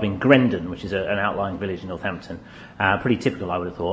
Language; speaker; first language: English; native; English